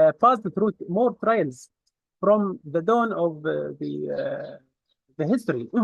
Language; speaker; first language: English; non-native, fluent; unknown